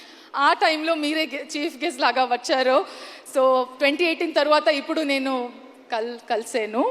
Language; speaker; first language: Telugu; non-native, learner; Kannada